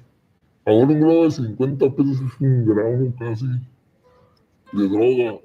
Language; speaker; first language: Spanish; native; Spanish